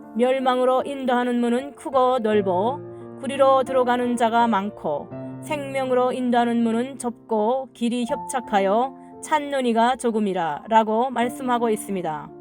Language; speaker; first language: Korean; native; Korean